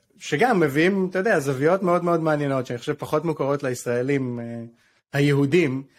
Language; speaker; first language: Hebrew; native; Hebrew